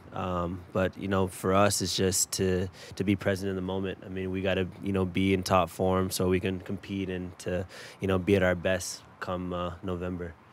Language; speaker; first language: English; native; English